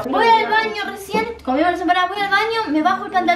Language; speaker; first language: Spanish; native; Spanish